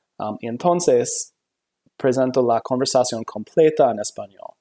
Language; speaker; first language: Spanish; non-native, fluent; English